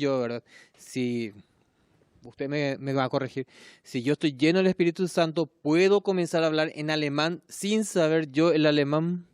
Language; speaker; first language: Spanish; native; Spanish